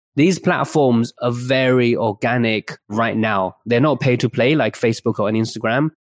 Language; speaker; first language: English; early bilingual, other home language; Chinese